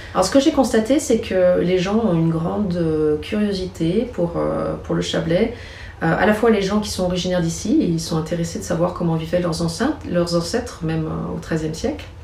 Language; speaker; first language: French; native; French